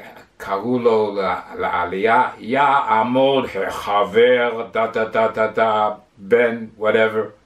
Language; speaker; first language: Hebrew; non-native, fluent; English